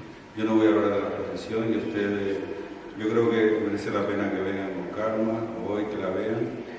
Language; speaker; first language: Spanish; native; Spanish